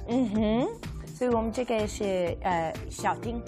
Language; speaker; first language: Chinese; non-native, fluent; English